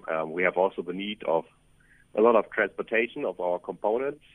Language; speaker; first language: English; non-native, fluent; German